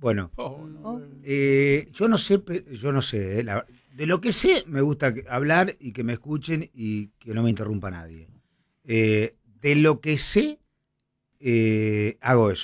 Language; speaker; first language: Spanish; native; Spanish